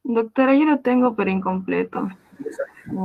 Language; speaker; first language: Spanish; native; Spanish